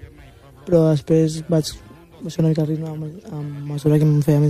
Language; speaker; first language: Catalan; early bilingual, other home language; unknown